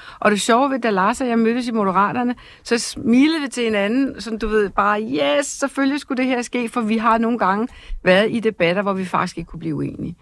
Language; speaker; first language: Danish; native; Danish